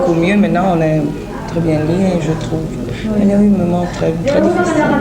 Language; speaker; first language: French; non-native, learner; Italian